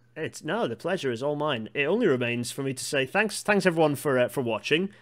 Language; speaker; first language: English; native; English